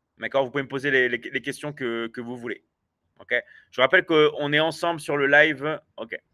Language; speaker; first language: French; native; French